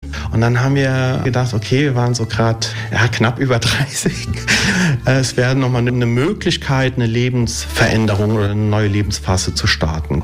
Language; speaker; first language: German; early bilingual, other home language; Italian